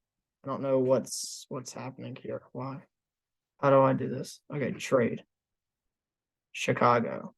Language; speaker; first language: English; native; English